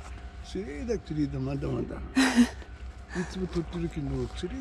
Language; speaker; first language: Japanese; native; Japanese